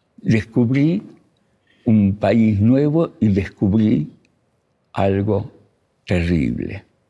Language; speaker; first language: Spanish; early bilingual, other home language; Russian